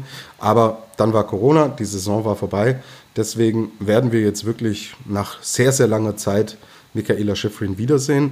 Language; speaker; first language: German; native; German